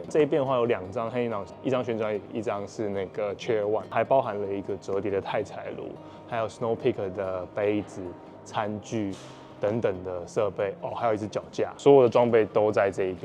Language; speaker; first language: Chinese; native; Chinese